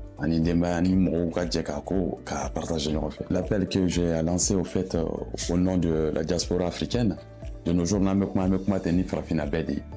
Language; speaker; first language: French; non-native, local second language; Bambara